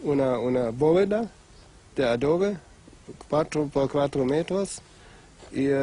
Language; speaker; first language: Spanish; non-native, fluent; German